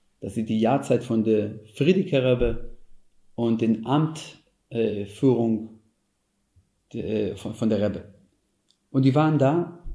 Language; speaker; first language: German; non-native, fluent; Hebrew